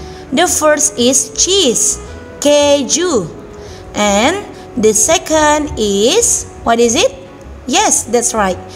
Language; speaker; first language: English; non-native, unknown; Indonesian